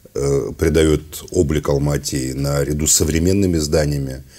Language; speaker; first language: Russian; native; Russian